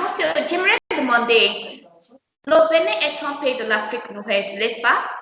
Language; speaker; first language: French; non-native, learner; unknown